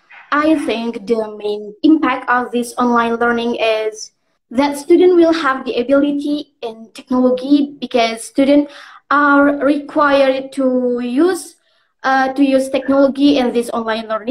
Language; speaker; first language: English; non-native, learner; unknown